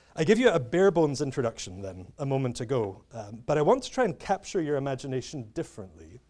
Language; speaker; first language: English; native; English